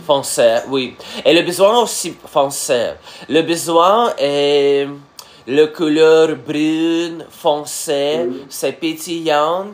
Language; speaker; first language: French; non-native, learner; Russian